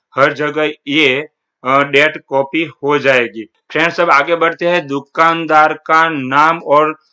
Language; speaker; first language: Hindi; non-native, local second language; Gujarati